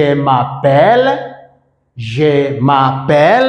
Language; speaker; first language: French; non-native, fluent; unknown